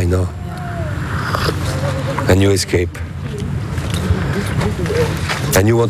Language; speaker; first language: English; non-native, learner; French